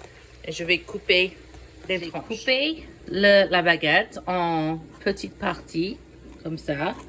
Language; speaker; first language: French; non-native, fluent; English